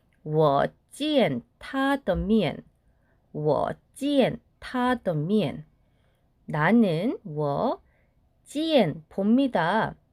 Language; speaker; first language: Chinese; non-native, fluent; Korean